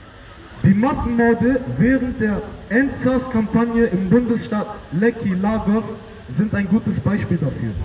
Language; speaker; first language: German; non-native, fluent; Igbo